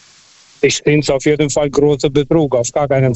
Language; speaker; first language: German; early bilingual, other home language; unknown